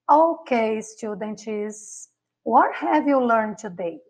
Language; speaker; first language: English; non-native, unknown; Portuguese